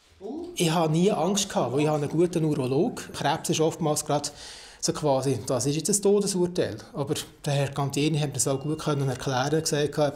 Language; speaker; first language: German; native; German